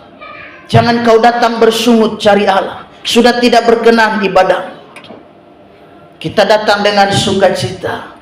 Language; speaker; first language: Indonesian; native; Indonesian